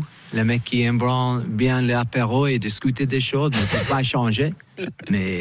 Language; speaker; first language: French; non-native, fluent; English